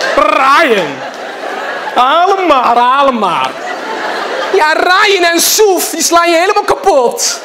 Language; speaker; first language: Dutch; early bilingual, other home language; Riffian